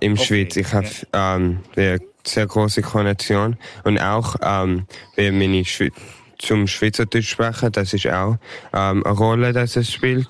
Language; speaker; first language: German; early bilingual, heritage; English